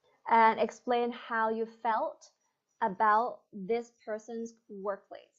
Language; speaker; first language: English; non-native, fluent; Thai